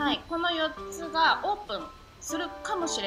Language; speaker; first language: Japanese; native; Japanese